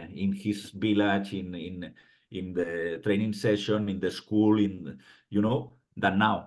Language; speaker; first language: English; non-native, fluent; Spanish